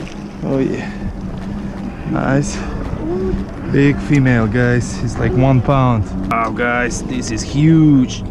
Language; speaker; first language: English; non-native, learner; Ukrainian